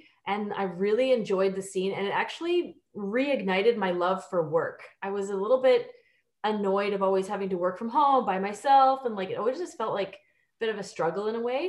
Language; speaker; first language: English; native; English